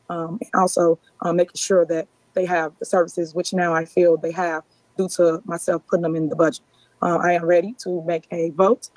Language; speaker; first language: English; native; English